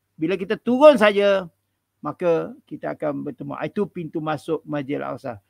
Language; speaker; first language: Malay; native; Malay